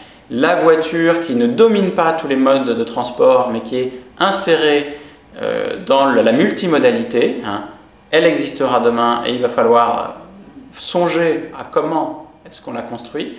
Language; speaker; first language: French; native; French